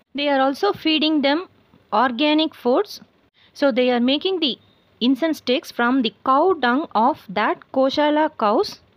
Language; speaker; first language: English; non-native, local second language; Tamil